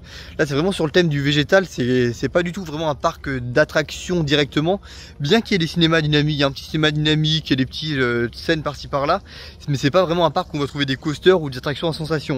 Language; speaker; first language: French; native; French